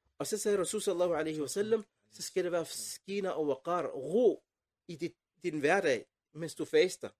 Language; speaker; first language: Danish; non-native, fluent; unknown